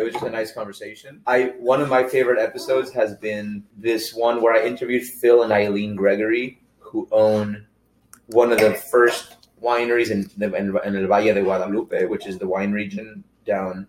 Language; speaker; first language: English; early bilingual, other home language; Spanish